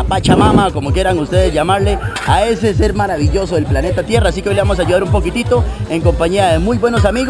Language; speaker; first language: Spanish; native; Spanish